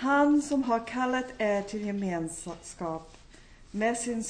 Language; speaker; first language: Swedish; non-native, fluent; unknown